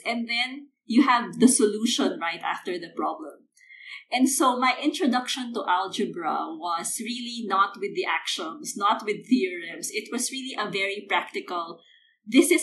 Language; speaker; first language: English; non-native, local second language; Filipino